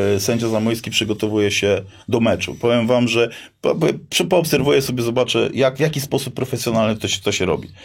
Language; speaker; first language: Polish; native; Polish